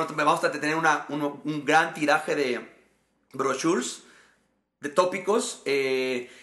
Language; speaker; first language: Spanish; native; Spanish